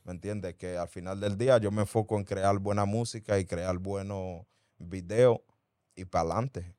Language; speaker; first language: Spanish; early bilingual, heritage; Spanish